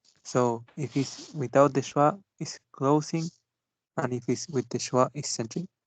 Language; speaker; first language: English; non-native, fluent; Spanish